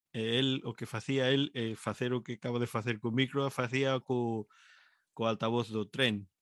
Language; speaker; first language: Galician; non-native, local second language; Spanish